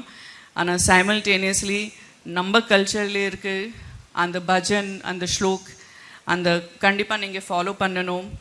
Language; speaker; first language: Tamil; non-native, local second language; Gujarati